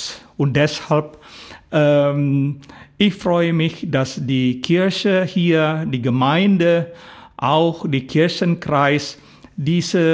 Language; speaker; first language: German; non-native, fluent; Indonesian